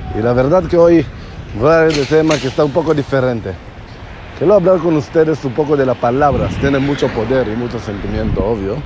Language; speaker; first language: Spanish; non-native, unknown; Hebrew